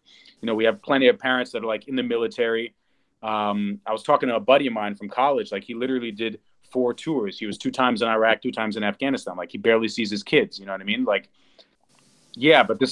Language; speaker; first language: English; native; English